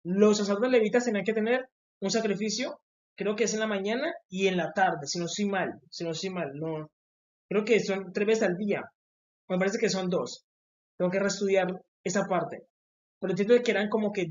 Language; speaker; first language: Spanish; native; Spanish